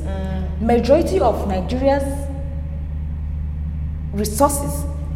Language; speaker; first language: English; non-native, local second language; Igbo